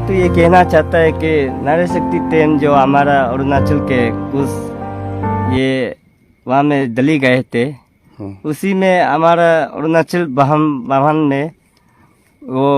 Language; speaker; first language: Hindi; non-native, local second language; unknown